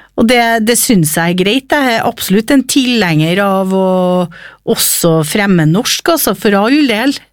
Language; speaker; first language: Norwegian; native; Norwegian